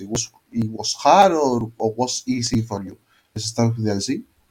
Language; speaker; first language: English; non-native, learner; Spanish